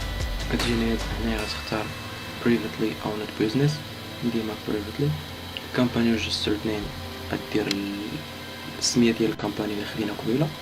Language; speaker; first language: Arabic; native; Arabic